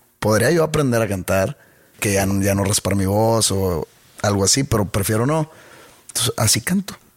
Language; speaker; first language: Spanish; native; Spanish